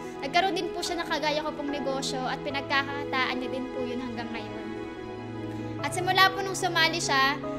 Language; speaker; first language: Filipino; native; Filipino